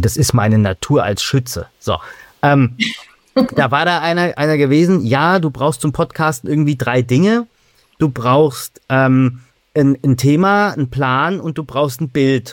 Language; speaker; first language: German; native; German